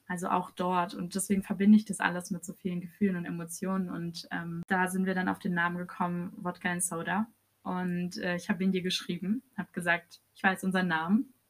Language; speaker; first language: German; early bilingual, other home language; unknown